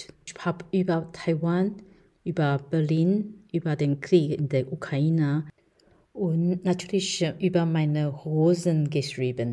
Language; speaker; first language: German; non-native, fluent; Chinese